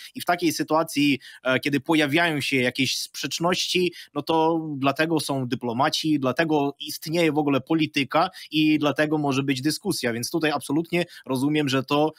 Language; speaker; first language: Polish; non-native, fluent; Ukrainian